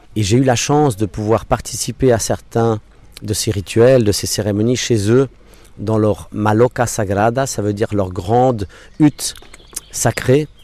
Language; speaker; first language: French; non-native, local second language; English